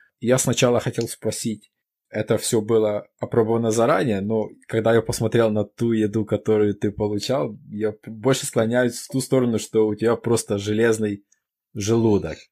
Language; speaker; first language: Russian; non-native, local second language; Ukrainian